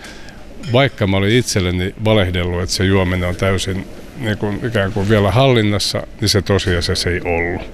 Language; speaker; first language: Finnish; native; Finnish